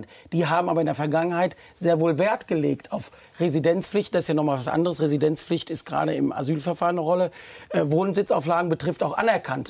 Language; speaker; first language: German; native; German